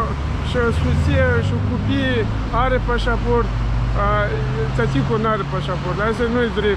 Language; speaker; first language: Romanian; non-native, learner; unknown